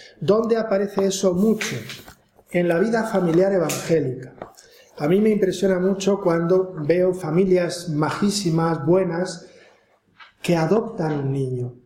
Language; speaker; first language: Spanish; native; Spanish